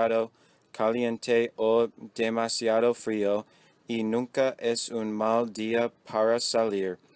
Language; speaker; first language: Spanish; non-native, learner; English